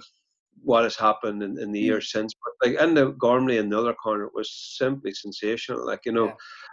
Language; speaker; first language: English; native; English